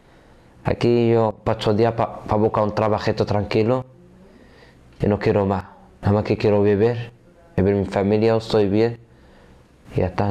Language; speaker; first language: Spanish; non-native, learner; Arabic